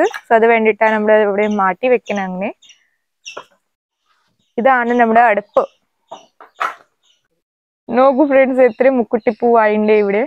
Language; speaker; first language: Malayalam; non-native, learner; Hindi